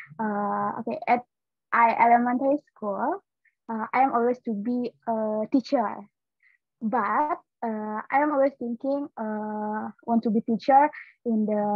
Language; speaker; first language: English; non-native, learner; Indonesian